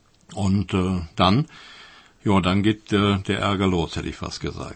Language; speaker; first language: German; native; German